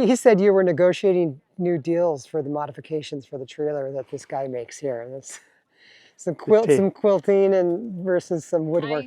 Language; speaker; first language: English; native; English